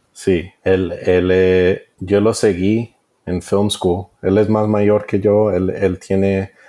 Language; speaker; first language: Spanish; early bilingual, heritage; Spanish